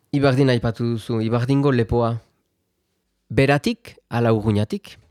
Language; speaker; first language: Basque; native; Basque